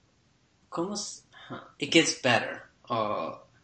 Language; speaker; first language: Spanish; non-native, learner; English